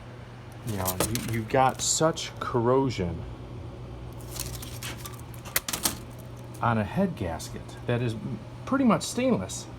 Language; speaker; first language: English; native; English